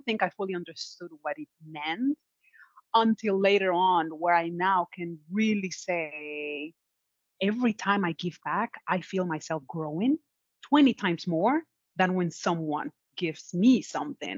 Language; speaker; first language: English; non-native, fluent; Spanish